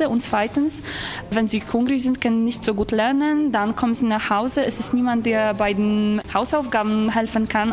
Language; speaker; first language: German; non-native, fluent; Polish